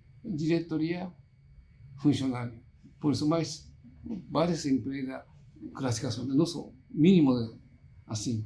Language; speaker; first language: Portuguese; non-native, learner; Japanese